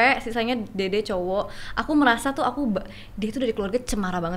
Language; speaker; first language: Indonesian; native; Indonesian